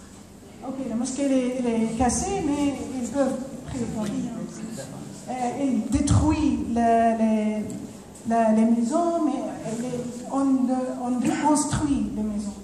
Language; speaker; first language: French; non-native, fluent; Arabic